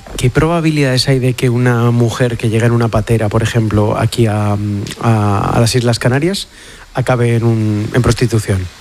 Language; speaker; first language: Spanish; native; Spanish